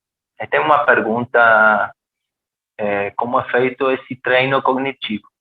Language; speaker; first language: Portuguese; non-native, fluent; Spanish